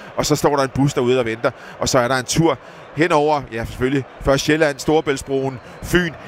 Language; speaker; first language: Danish; native; Danish